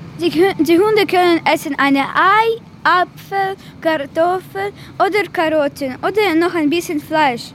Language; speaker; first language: German; non-native, learner; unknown